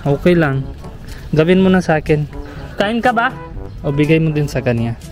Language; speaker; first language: Filipino; non-native, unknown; Punjabi